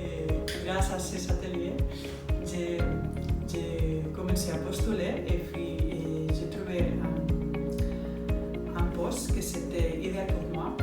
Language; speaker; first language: French; non-native, fluent; Spanish